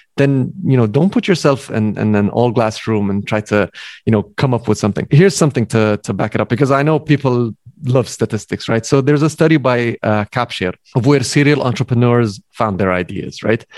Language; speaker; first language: English; non-native, fluent; Arabic